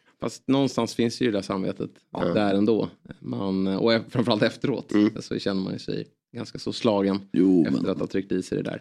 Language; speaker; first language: Swedish; native; Swedish